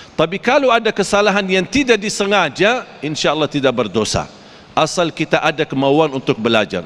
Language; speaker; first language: Malay; non-native, fluent; Arabic